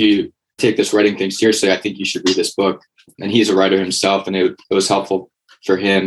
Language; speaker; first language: English; native; English